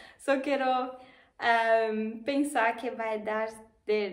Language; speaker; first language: Portuguese; non-native, fluent; German